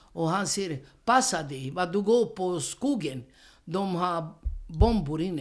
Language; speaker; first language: Swedish; non-native, learner; Romany